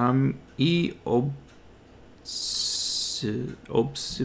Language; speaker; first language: Korean; non-native, learner; English